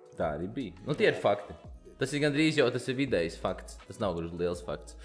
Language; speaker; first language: Latvian; native; Latvian